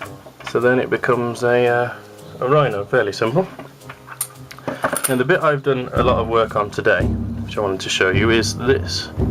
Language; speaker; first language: English; native; English